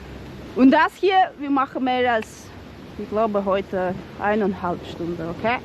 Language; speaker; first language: German; non-native, learner; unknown